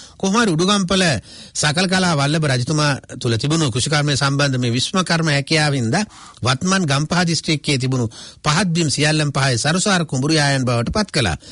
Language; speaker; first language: Sinhala; native; Sinhala